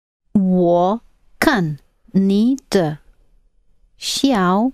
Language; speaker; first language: Chinese; non-native, learner; English